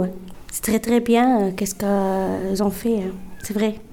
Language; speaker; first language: French; non-native, learner; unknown